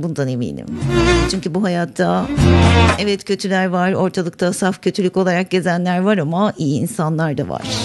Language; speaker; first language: Turkish; native; Turkish